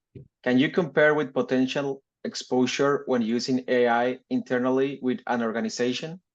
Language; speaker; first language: English; non-native, fluent; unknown